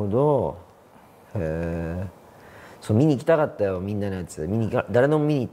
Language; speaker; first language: Japanese; native; Japanese